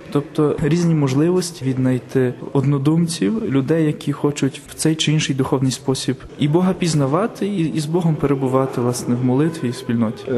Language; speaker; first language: Ukrainian; native; Ukrainian